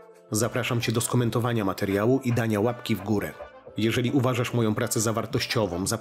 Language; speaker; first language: Polish; native; Polish